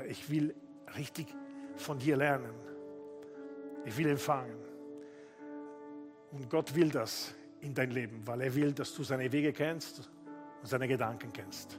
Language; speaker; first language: German; non-native, fluent; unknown